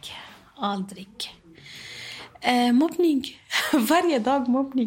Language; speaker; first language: Swedish; non-native, learner; Arabic